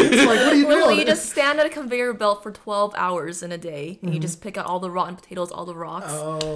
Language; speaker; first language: English; early bilingual, other home language; Japanese